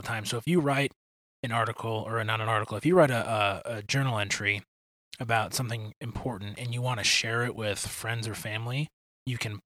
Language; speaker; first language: English; native; English